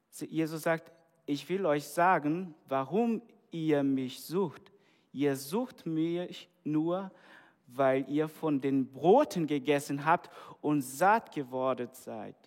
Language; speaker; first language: German; non-native, fluent; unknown